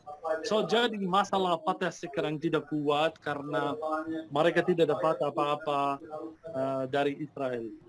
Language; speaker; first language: Indonesian; non-native, fluent; Arabic